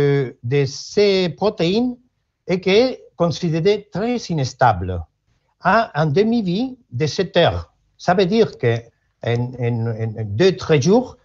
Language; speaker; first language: French; non-native, learner; Spanish